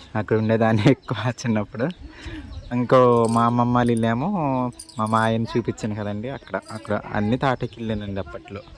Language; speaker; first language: Telugu; native; Telugu